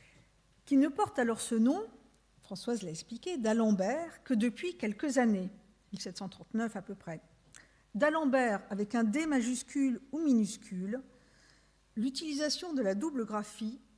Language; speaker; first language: French; native; French